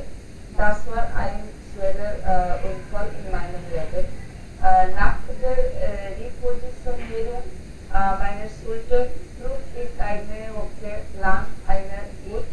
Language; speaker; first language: German; non-native, learner; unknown